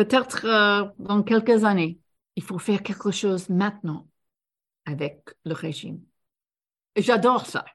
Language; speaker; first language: French; non-native, fluent; English